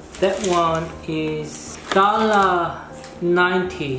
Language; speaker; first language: English; non-native, fluent; Korean